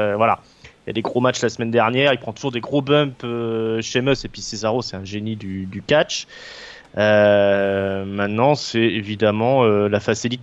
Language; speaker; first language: French; native; French